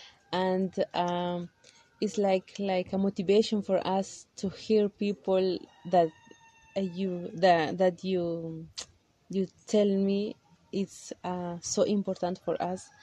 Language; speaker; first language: English; non-native, learner; Kaqchikel